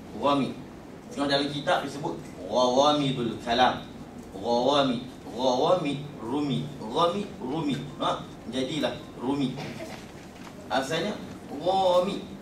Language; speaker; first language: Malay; native; Malay